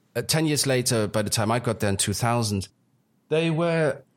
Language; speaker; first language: English; early bilingual, other home language; German